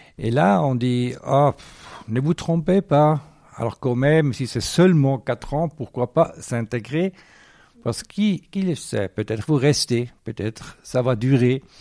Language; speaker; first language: French; non-native, local second language; Swiss German